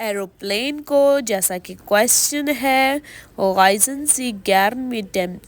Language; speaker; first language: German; non-native, learner; Urdu